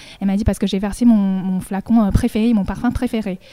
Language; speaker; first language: French; non-native, fluent; Chinese